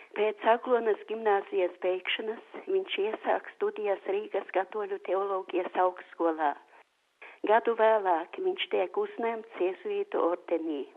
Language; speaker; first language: Latvian; native; Latvian